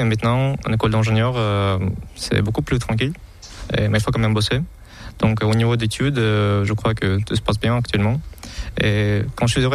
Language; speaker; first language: French; non-native, fluent; Kazakh